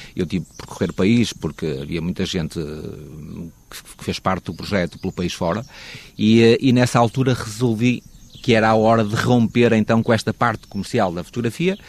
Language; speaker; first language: Portuguese; native; Portuguese